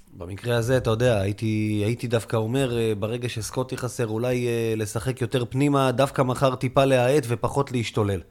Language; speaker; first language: Hebrew; native; Hebrew